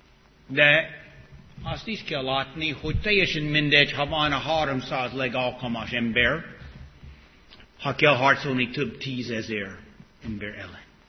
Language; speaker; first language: Hungarian; non-native, fluent; English